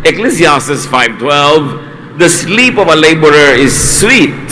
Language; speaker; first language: English; non-native, local second language; Filipino